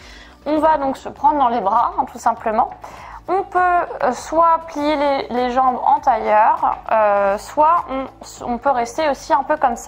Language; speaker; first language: French; native; French